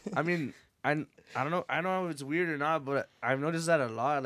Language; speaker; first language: English; early bilingual, other home language; Spanish